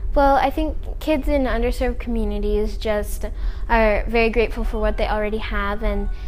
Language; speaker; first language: English; native; English